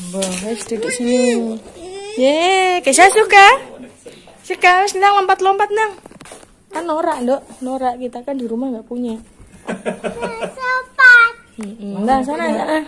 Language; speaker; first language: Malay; non-native, local second language; Javanese